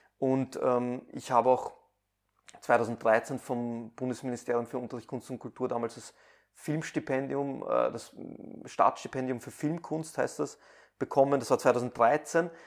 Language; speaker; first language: German; early bilingual, other home language; Persian